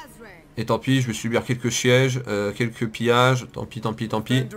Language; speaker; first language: French; native; French